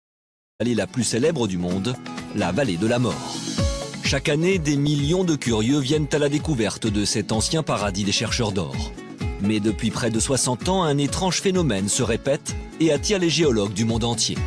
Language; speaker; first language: French; native; French